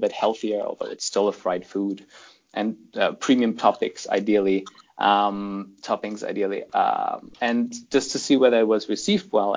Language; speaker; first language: English; non-native, fluent; German